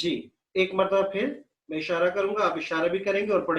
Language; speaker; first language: Urdu; native; Urdu